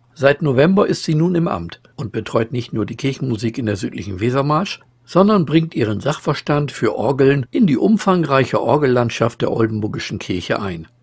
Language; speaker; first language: German; native; German